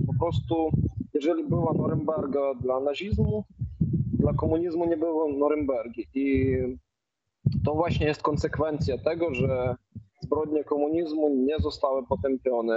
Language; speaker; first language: Polish; non-native, fluent; Ukrainian